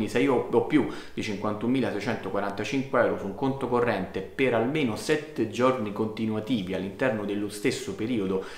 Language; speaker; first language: Italian; native; Italian